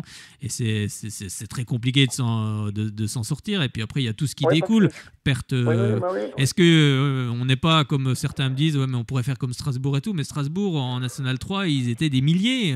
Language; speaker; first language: French; native; French